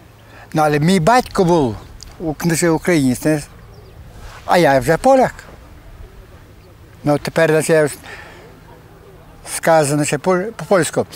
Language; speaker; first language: Polish; non-native, local second language; Ukrainian